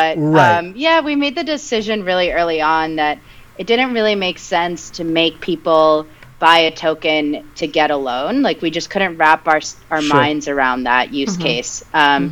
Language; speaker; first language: English; early bilingual, other home language; Spanish